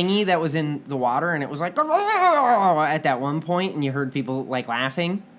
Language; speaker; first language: English; native; English